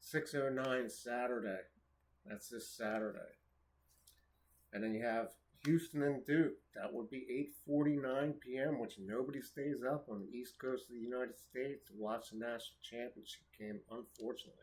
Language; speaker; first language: English; native; English